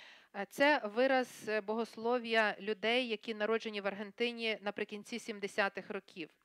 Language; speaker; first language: Ukrainian; native; Ukrainian